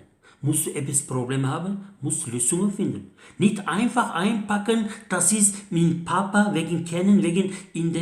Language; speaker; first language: German; non-native, learner; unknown